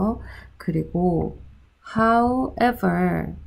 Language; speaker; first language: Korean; native; Korean